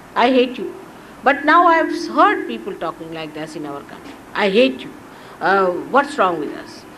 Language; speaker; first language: English; non-native, local second language; Marathi